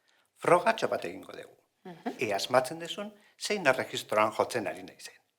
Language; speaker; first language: Basque; native; Basque